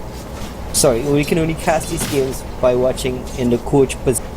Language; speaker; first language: English; native; English